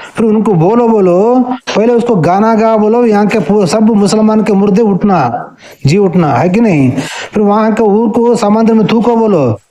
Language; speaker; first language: Hindi; non-native, local second language; Telugu